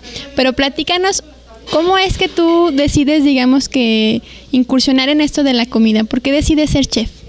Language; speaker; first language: Spanish; native; Spanish